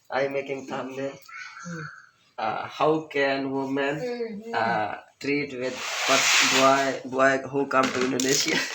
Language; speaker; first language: English; non-native, learner; Urdu